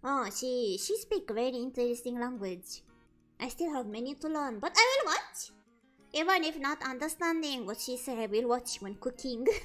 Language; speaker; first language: English; non-native, learner; Japanese